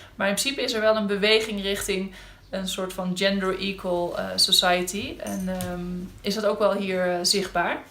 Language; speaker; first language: Dutch; native; Dutch